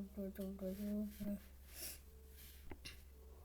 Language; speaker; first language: Bulgarian; non-native, local second language; Turkish